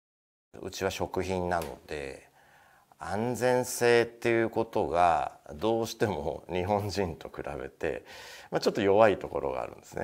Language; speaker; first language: Japanese; native; Japanese